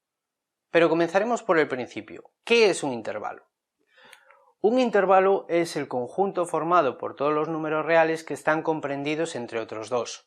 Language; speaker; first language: Spanish; native; Spanish